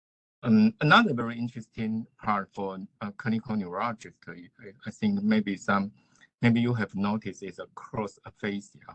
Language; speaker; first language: English; non-native, fluent; Chinese